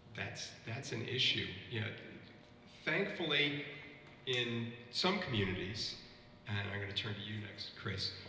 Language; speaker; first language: English; native; English